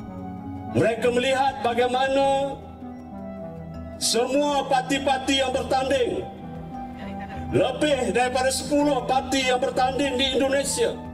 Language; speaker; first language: Malay; native; Malay